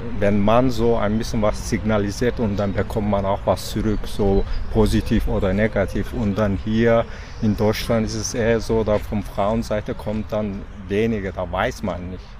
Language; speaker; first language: German; non-native, learner; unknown